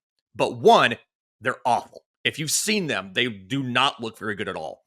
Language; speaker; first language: English; native; English